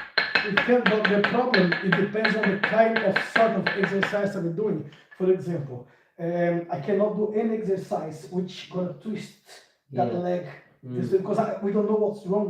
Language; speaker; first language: English; non-native, fluent; Portuguese